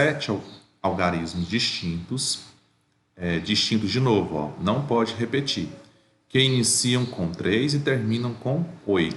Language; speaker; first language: Portuguese; native; Portuguese